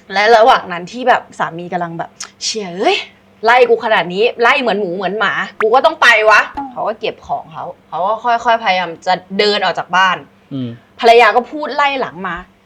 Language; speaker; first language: Thai; native; Thai